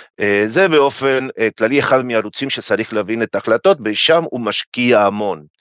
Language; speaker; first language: Hebrew; non-native, fluent; Spanish